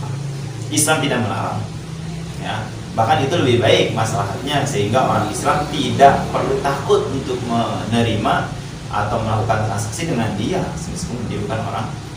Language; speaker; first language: Indonesian; native; Indonesian